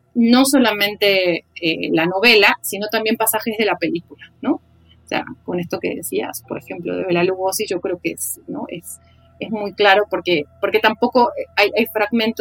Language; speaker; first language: Spanish; native; Spanish